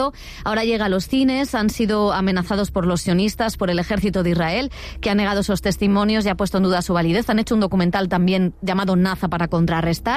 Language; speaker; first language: Spanish; native; Spanish